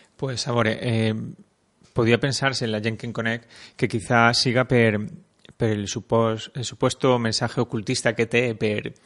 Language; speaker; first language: Catalan; non-native, local second language; Spanish